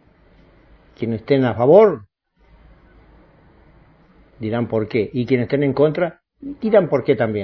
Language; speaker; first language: Spanish; native; Spanish